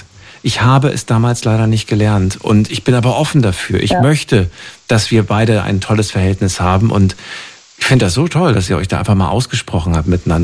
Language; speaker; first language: German; native; German